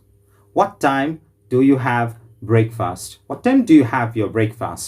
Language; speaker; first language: English; non-native, local second language; Malayalam